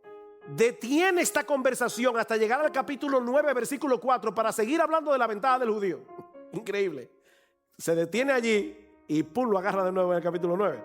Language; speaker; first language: Spanish; native; Spanish